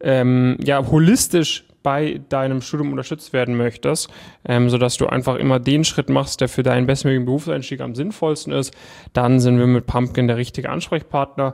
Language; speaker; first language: German; native; German